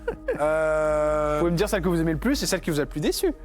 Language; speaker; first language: French; native; French